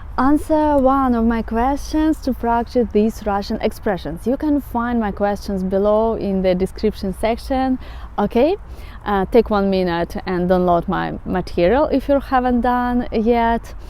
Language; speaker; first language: English; non-native, fluent; Russian